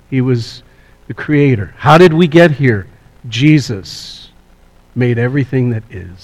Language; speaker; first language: English; native; English